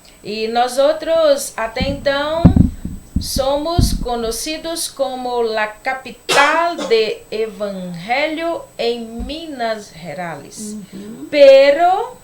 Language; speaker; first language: Spanish; non-native, learner; Portuguese